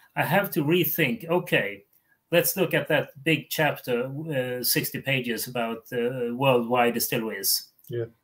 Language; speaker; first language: English; non-native, fluent; Swedish